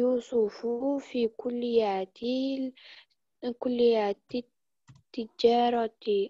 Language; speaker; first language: Arabic; non-native, learner; Uzbek